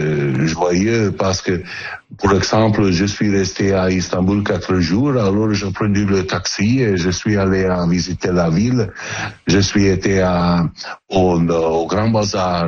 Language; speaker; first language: French; non-native, learner; Italian